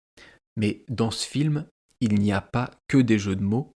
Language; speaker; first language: French; native; French